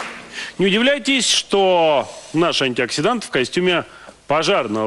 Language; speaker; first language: Russian; native; Russian